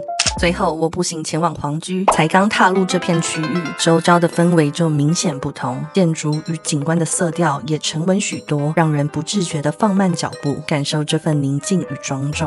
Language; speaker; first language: Chinese; native; Chinese